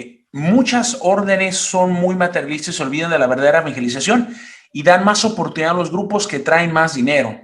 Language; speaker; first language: Spanish; native; Spanish